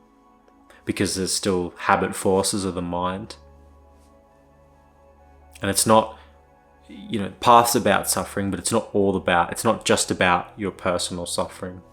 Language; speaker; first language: English; native; English